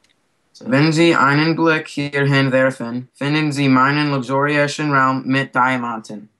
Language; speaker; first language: German; non-native, learner; English